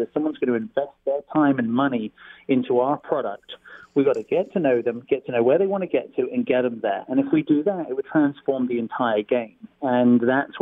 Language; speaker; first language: English; native; English